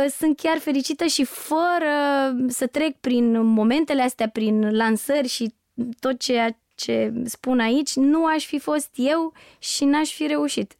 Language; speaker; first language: Romanian; native; Romanian